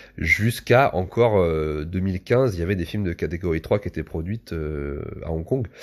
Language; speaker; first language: French; native; French